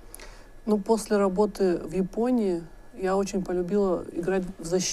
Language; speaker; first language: Russian; native; Russian